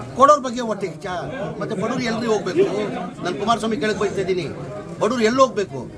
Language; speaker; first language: Kannada; non-native, local second language; Urdu